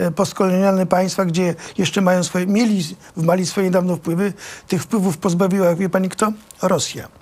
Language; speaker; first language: Polish; native; Polish